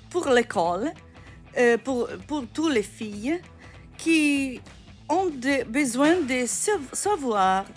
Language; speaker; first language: French; non-native, learner; Italian